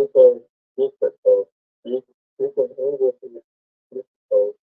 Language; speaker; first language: English; non-native, learner; Spanish